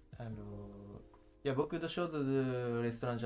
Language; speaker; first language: French; non-native, learner; Japanese